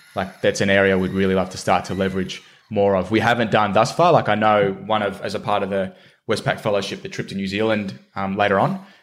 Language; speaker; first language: English; native; English